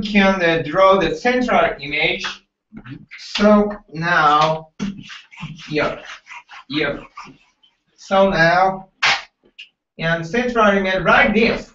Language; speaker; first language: English; non-native, learner; Japanese